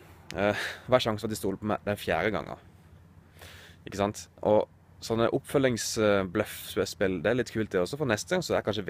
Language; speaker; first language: Norwegian; native; Norwegian